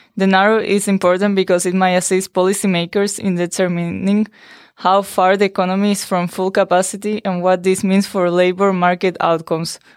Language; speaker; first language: English; non-native, fluent; Spanish